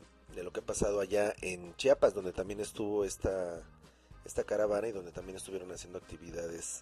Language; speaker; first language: Spanish; native; Spanish